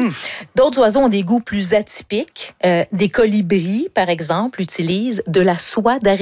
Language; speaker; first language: French; native; French